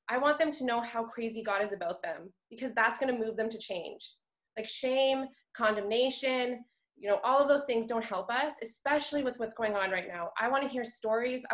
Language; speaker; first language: English; native; English